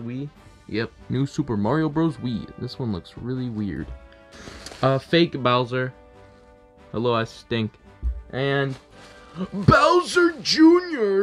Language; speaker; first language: English; native; English